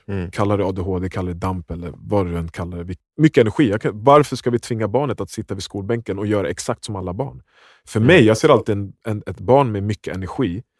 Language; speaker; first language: Swedish; native; Swedish